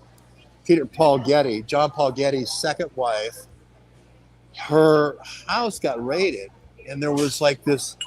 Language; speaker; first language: English; native; English